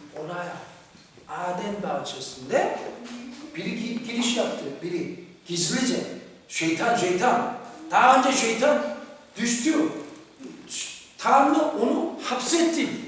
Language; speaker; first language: Turkish; non-native, fluent; Korean